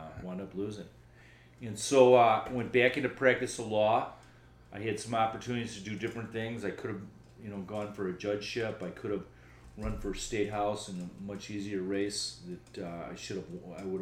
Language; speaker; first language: English; native; English